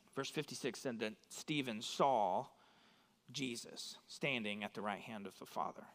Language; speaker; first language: English; native; English